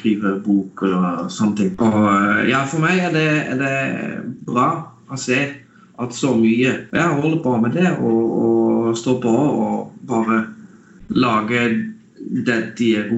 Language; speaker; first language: Norwegian; non-native, fluent; Dutch